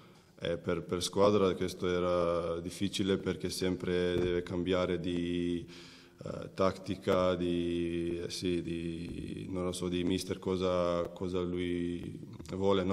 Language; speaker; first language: Italian; non-native, learner; Macedonian